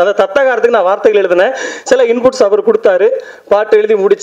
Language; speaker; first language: Tamil; native; Tamil